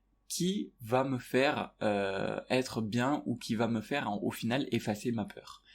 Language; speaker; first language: French; native; French